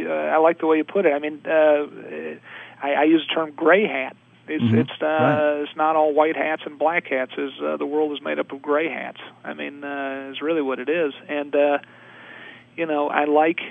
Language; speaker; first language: English; native; English